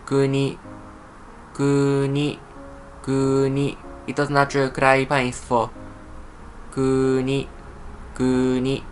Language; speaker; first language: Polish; non-native, fluent; Japanese